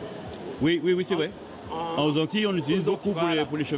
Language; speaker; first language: French; native; French